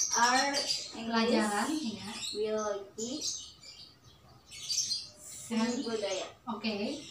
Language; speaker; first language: English; non-native, learner; Indonesian